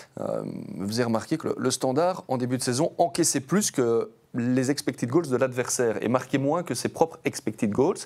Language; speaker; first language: French; native; French